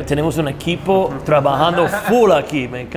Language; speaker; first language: Spanish; non-native, fluent; English